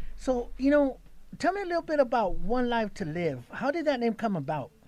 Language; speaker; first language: English; native; English